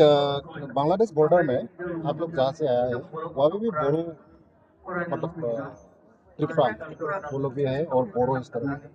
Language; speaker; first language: Hindi; non-native, local second language; Bodo